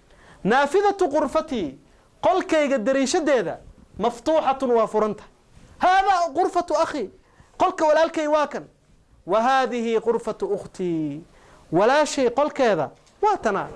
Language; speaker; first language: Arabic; non-native, local second language; Somali